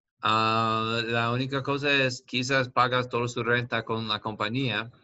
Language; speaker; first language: Spanish; non-native, learner; English